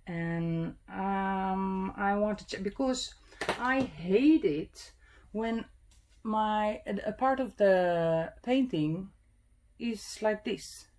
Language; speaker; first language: English; non-native, fluent; Dutch